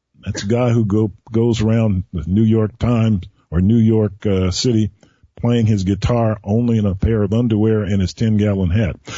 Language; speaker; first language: English; native; English